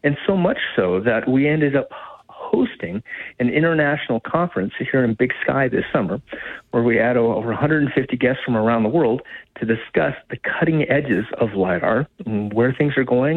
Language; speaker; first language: English; native; English